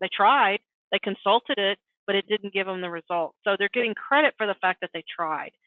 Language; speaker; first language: English; native; English